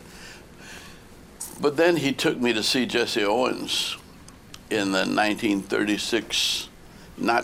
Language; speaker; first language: English; native; English